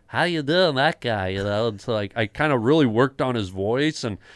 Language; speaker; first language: English; native; English